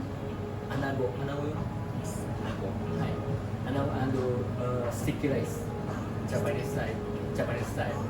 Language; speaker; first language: English; non-native, learner; Japanese